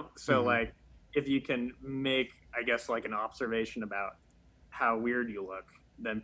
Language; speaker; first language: English; native; English